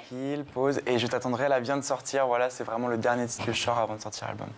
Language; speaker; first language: French; native; French